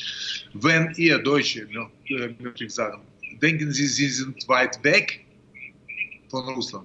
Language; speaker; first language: German; non-native, fluent; Russian